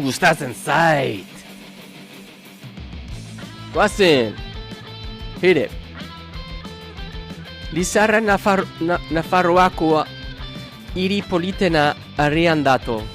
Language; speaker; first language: Basque; non-native, learner; English